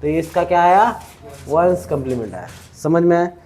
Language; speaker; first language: Hindi; non-native, local second language; Marathi